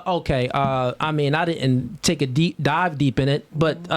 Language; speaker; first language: English; native; English